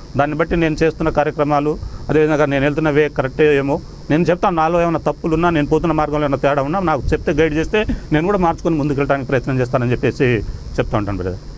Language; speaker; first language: Telugu; non-native, local second language; Lambadi